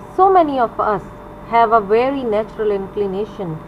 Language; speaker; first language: English; non-native, local second language; Punjabi